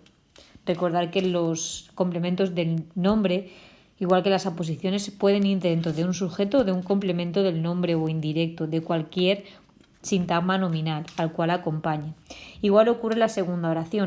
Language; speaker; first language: Spanish; native; Spanish